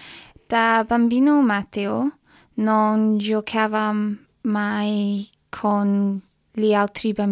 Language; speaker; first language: Italian; non-native, learner; English